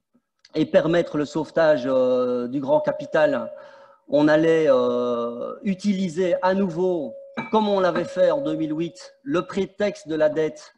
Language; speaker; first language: French; native; French